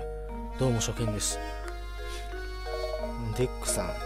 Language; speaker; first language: Japanese; native; Japanese